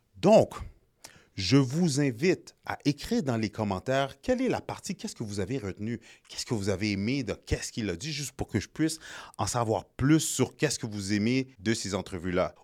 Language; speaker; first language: French; early bilingual, other home language; Haitian Creole